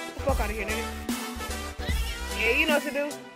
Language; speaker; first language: English; native; English